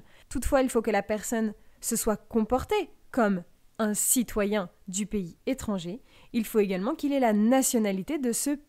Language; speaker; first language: French; native; French